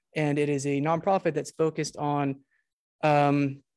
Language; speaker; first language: English; native; English